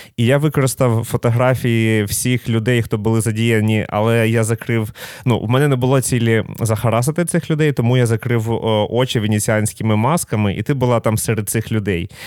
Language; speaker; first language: Ukrainian; non-native, local second language; Russian